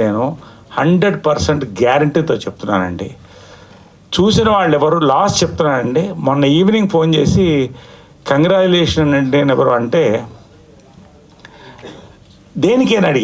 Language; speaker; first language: Telugu; native; Telugu